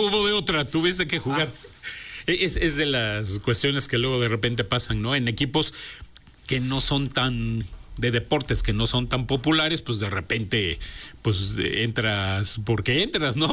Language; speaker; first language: Spanish; native; Spanish